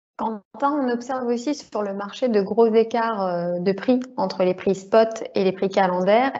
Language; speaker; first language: French; native; French